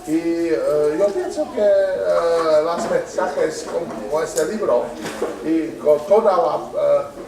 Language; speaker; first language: Spanish; non-native, learner; Czech